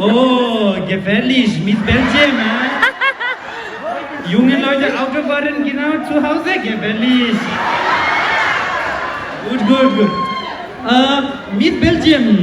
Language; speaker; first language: German; non-native, learner; Tibetan